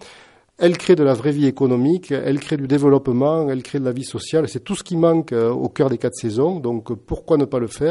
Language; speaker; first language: French; native; French